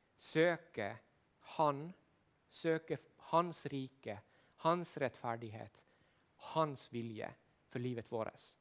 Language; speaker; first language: Swedish; non-native, local second language; Finnish